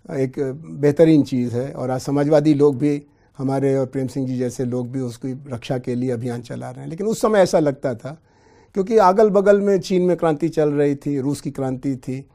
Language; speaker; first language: Hindi; native; Hindi